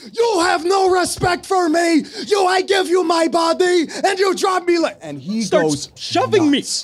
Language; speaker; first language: English; native; English